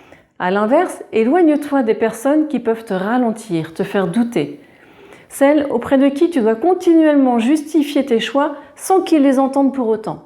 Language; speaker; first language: French; native; French